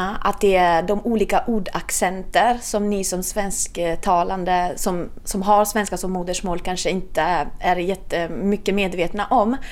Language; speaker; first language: Swedish; non-native, fluent; Italian